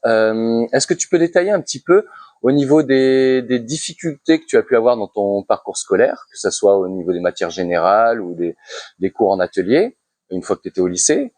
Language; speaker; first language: French; native; French